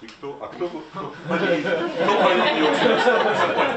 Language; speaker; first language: Russian; non-native, fluent; English